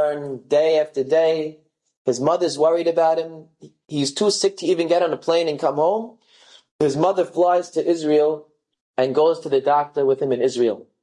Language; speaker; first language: English; native; English